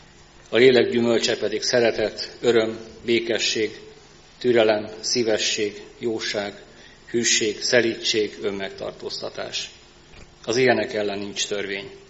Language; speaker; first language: Hungarian; native; Hungarian